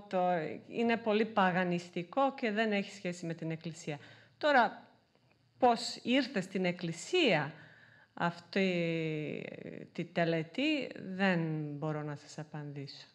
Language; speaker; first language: Greek; non-native, fluent; Serbian